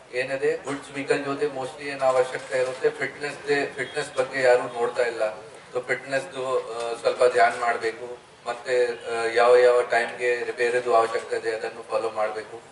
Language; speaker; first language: Kannada; non-native, learner; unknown